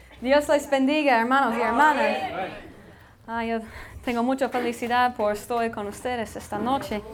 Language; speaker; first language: Spanish; non-native, learner; English